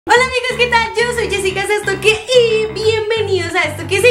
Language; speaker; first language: Spanish; native; Spanish